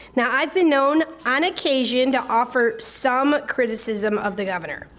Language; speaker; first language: English; native; English